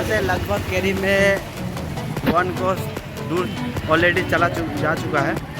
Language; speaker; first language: Hindi; non-native, local second language; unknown